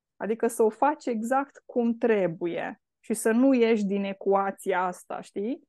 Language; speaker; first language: Romanian; native; Romanian